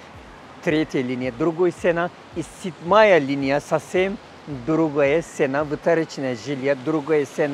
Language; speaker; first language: Russian; non-native, fluent; Turkish